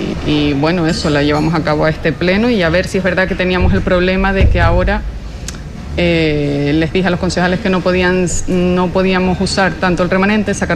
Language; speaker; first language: Spanish; native; Spanish